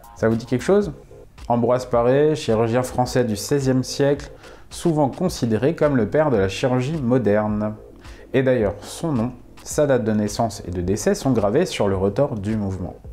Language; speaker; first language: French; native; French